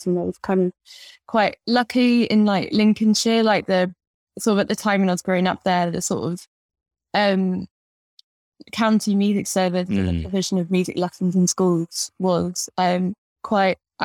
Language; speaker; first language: English; native; English